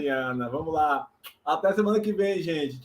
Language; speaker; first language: Portuguese; native; Portuguese